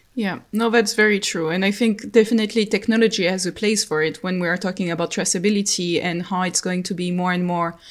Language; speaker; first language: English; non-native, fluent; French